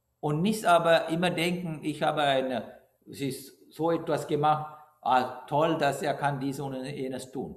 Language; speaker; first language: German; non-native, fluent; Sinhala